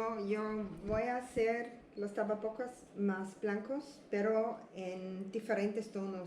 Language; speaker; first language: Spanish; non-native, learner; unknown